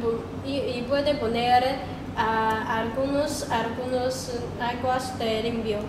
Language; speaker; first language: Spanish; non-native, learner; Chinese